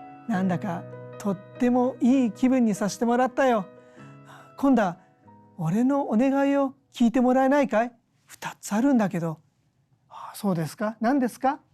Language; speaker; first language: Japanese; native; Japanese